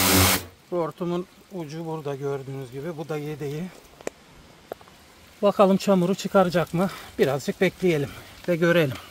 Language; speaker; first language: Turkish; native; Turkish